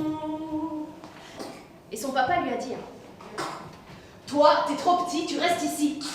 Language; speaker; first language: French; native; French